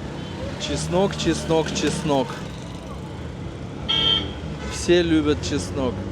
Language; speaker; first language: Russian; native; Russian